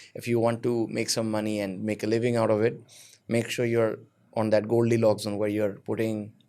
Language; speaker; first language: English; non-native, local second language; Bangla